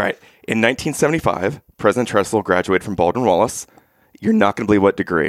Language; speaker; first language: English; native; English